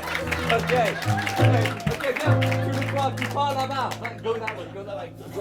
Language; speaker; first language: French; native; French